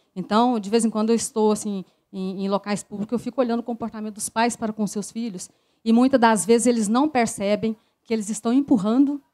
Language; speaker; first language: Portuguese; native; Portuguese